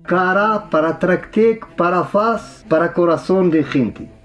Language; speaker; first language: Spanish; non-native, learner; Arabic